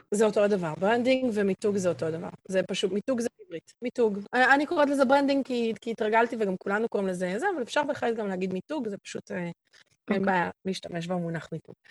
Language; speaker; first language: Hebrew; native; Hebrew